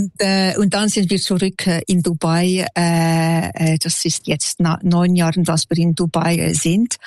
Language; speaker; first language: German; non-native, local second language; French